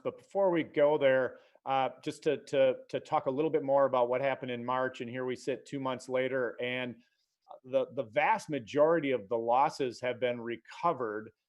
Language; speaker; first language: English; native; English